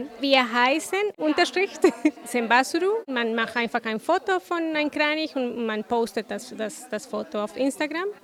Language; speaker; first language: German; non-native, fluent; Spanish